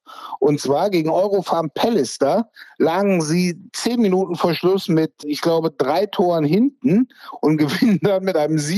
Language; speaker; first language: German; native; German